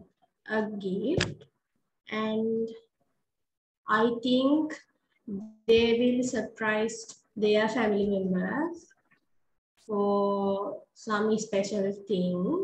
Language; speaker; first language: English; non-native, learner; Sinhala